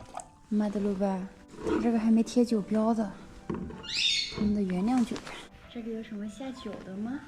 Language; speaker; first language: Chinese; native; Chinese